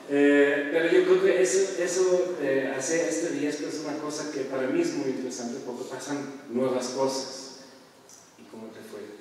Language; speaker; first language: Spanish; non-native, fluent; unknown